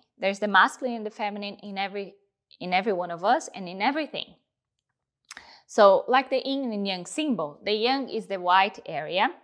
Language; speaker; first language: English; non-native, fluent; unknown